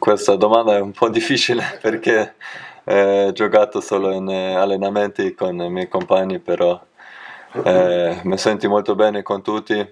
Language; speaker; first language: Italian; non-native, learner; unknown